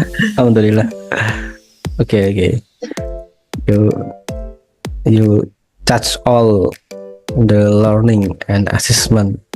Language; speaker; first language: English; non-native, learner; Indonesian